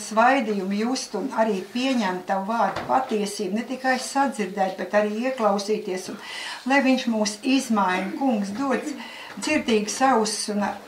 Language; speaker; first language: Latvian; native; Latvian